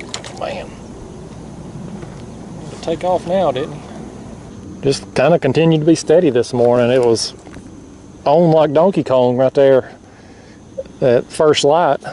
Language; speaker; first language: English; native; English